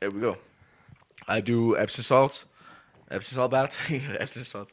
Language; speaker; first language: English; early bilingual, other home language; Spanish